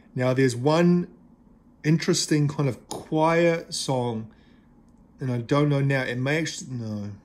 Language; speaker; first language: English; native; English